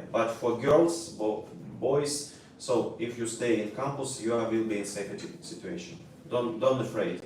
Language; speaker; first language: English; non-native, learner; Russian